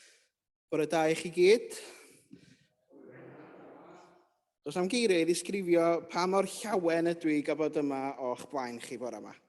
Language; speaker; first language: Welsh; native; Welsh